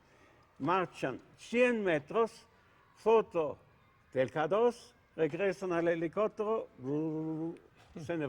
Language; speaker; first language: Spanish; non-native, learner; Italian